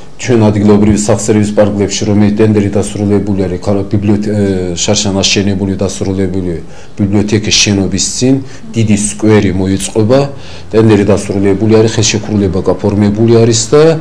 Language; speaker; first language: Georgian; non-native, local second language; Azerbaijani